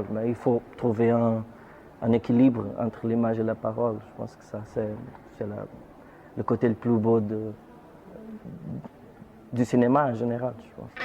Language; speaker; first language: French; non-native, fluent; Portuguese